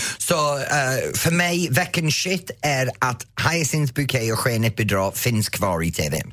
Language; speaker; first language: Swedish; non-native, fluent; English